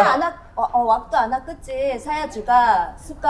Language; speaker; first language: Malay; non-native, learner; Korean